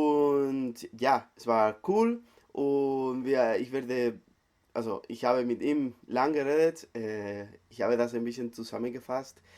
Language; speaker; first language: German; non-native, fluent; Spanish